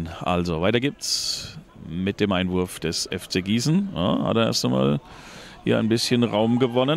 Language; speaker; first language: German; native; German